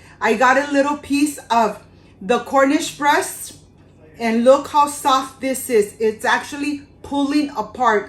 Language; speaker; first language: English; non-native, fluent; Spanish